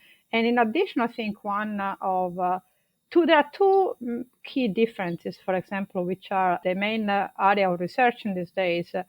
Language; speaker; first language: English; non-native, fluent; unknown